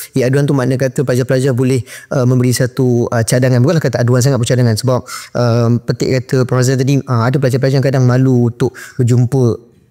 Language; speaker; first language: Malay; native; Malay